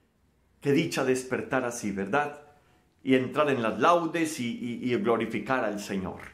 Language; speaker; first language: Spanish; native; Spanish